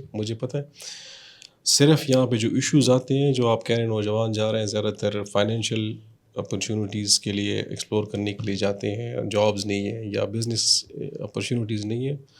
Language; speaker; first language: Urdu; non-native, local second language; Pashto